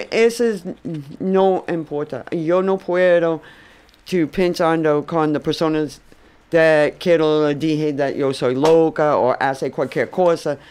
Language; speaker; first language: Spanish; non-native, learner; English